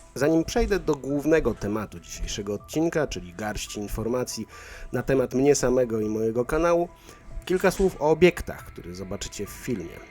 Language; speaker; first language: Polish; native; Polish